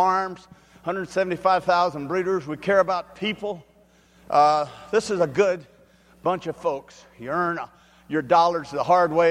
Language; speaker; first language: English; native; English